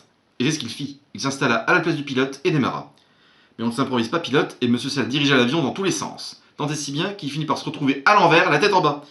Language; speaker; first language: French; native; French